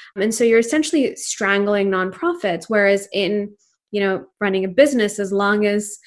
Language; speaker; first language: English; non-native, local second language; Urdu